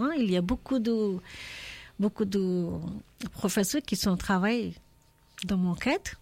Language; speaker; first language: French; non-native, learner; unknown